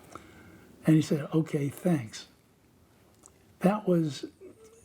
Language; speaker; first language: English; native; English